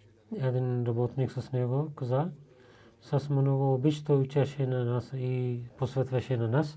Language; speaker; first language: Bulgarian; non-native, learner; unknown